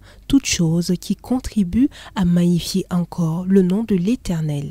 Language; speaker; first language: French; non-native, local second language; Mossi